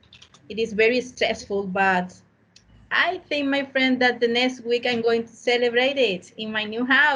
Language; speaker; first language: English; non-native, learner; Spanish